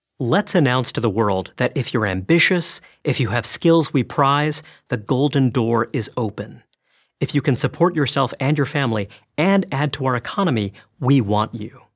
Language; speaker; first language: English; early bilingual, other home language; Bangla